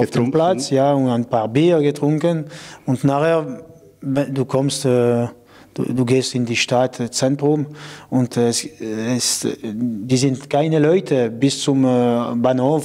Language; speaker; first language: German; non-native, local second language; French